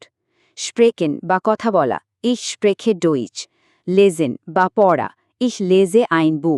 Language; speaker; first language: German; non-native, fluent; Bangla